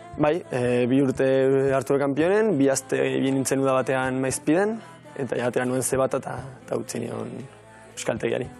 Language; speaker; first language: Basque; non-native, local second language; Spanish